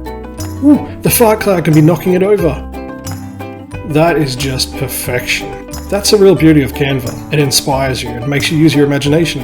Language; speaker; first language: English; native; English